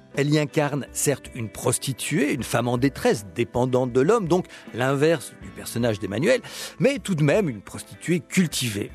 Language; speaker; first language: French; native; French